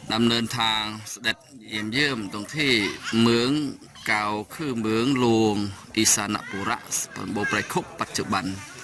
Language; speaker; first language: Thai; non-native, local second language; Khmer